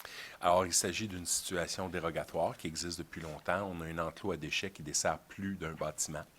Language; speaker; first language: French; native; French